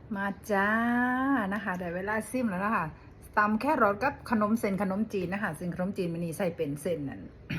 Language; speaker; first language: Thai; native; Thai